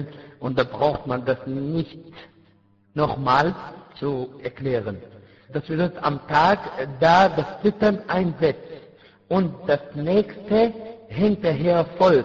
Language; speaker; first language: German; non-native, fluent; Arabic